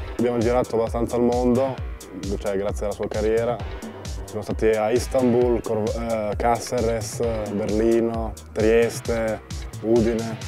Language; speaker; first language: Italian; early bilingual, other home language; Bosnian